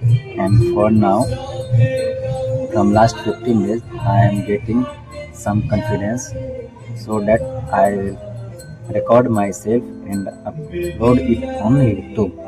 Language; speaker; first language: English; non-native, learner; Hindi